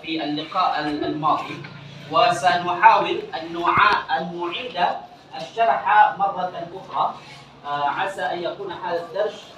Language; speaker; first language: Arabic; non-native, local second language; Indonesian